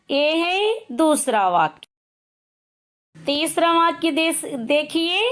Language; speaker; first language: Hindi; non-native, local second language; Telugu